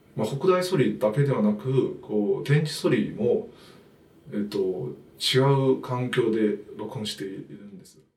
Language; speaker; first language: Japanese; non-native, fluent; Chinese